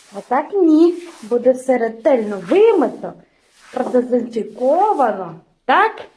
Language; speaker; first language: Ukrainian; non-native, local second language; Russian